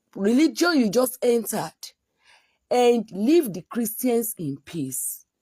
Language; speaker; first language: English; non-native, local second language; Yoruba